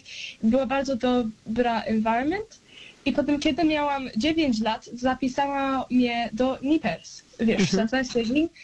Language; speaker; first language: Polish; early bilingual, heritage; Polish